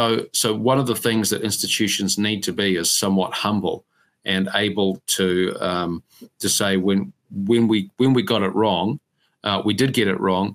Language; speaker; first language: English; native; English